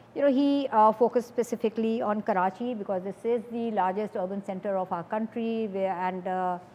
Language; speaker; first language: English; non-native, local second language; Urdu